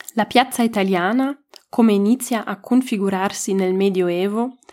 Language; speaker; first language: Italian; non-native, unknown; German